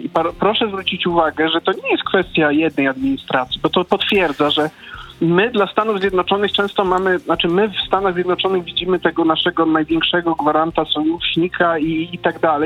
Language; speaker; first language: Polish; native; Polish